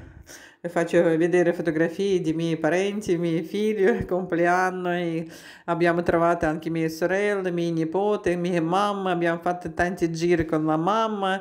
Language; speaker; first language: Italian; non-native, learner; Russian